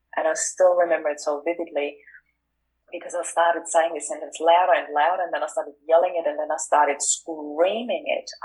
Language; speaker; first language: English; non-native, fluent; German